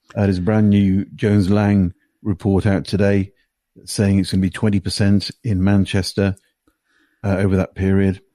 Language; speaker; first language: English; native; English